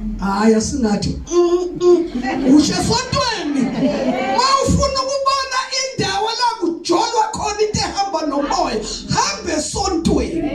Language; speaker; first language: Zulu; native; Zulu